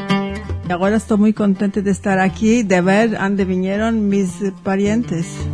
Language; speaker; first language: Spanish; early bilingual, heritage; Ladino